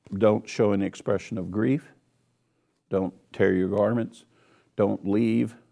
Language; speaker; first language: English; native; English